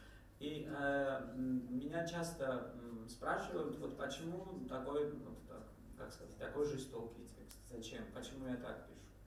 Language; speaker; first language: Czech; non-native, learner; Georgian